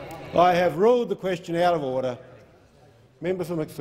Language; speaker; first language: English; native; English